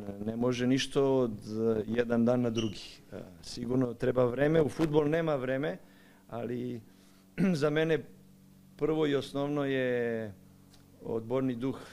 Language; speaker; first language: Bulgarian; non-native, learner; Serbian